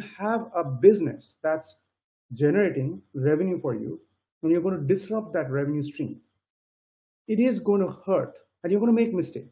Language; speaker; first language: English; non-native, local second language; Bangla